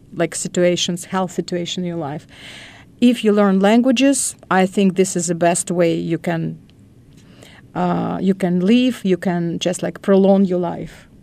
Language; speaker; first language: English; non-native, fluent; Russian